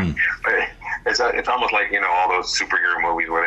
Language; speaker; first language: English; native; English